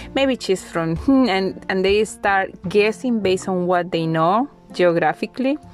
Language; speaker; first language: English; non-native, fluent; Spanish